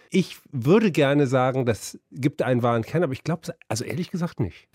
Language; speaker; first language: German; native; German